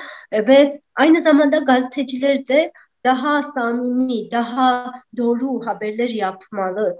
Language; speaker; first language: Turkish; non-native, fluent; Armenian